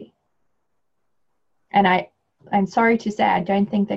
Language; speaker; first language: English; native; English